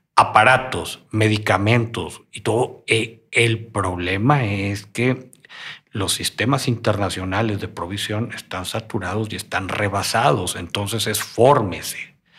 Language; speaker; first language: Spanish; native; Spanish